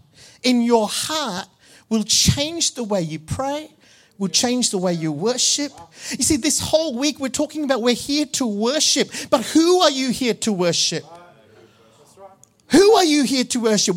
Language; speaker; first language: English; early bilingual, other home language; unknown